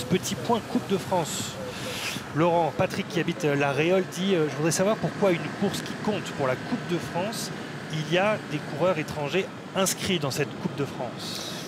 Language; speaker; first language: French; native; French